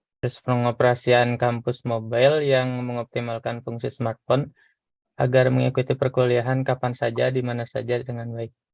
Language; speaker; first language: Indonesian; native; Indonesian